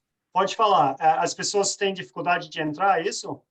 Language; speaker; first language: Portuguese; non-native, fluent; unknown